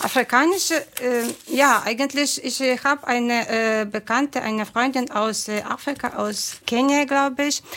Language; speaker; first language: German; non-native, fluent; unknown